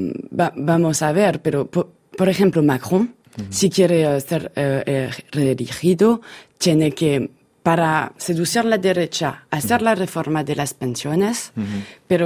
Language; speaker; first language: Spanish; non-native, fluent; French